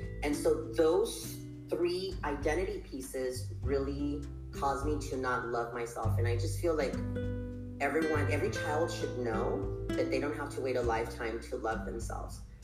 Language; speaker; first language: English; early bilingual, other home language; Spanish